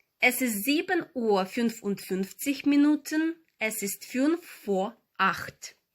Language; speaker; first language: German; non-native, fluent; Ukrainian